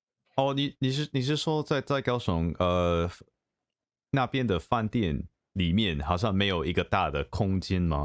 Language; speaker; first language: Chinese; non-native, fluent; English